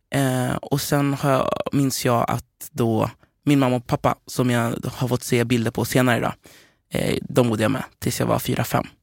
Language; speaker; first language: Swedish; early bilingual, other home language; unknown